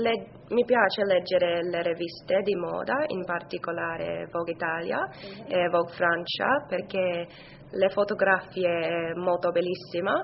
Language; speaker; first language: Italian; non-native, learner; English